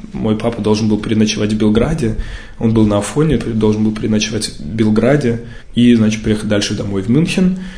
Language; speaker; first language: Russian; early bilingual, heritage; Russian